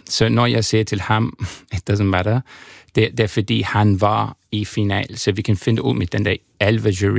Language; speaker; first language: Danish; non-native, learner; English